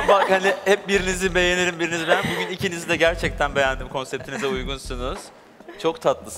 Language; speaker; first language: Turkish; native; Turkish